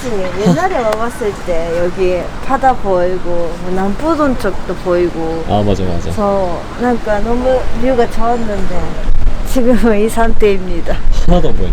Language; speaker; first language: Korean; non-native, fluent; Japanese